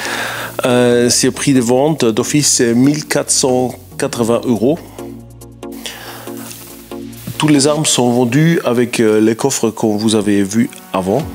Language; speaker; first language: French; non-native, fluent; German